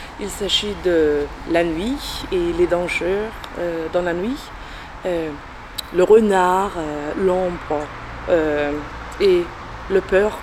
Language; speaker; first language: French; non-native, fluent; Danish